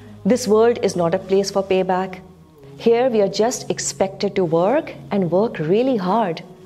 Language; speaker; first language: English; non-native, local second language; Urdu